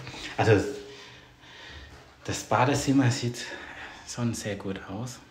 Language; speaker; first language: German; non-native, fluent; Vietnamese